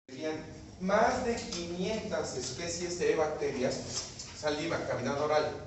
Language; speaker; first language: Spanish; native; Spanish